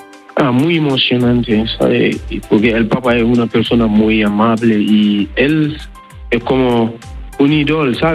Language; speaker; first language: Spanish; non-native, learner; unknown